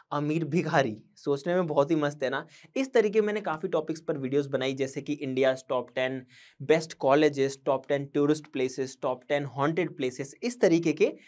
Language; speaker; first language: Hindi; native; Hindi